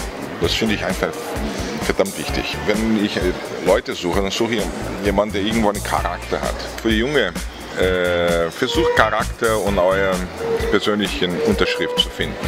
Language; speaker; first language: German; non-native, fluent; Portuguese